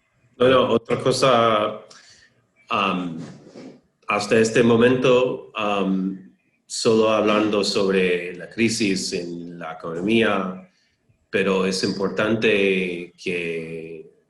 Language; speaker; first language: Spanish; non-native, learner; English